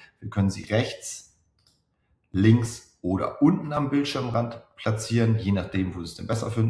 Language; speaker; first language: German; native; German